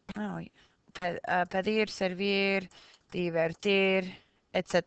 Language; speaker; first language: Spanish; non-native, fluent; English